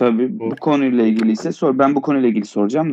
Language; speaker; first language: Turkish; native; Turkish